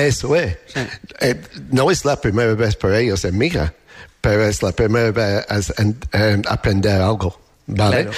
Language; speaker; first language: Spanish; non-native, learner; English